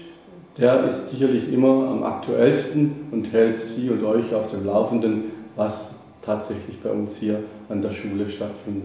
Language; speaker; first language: German; native; German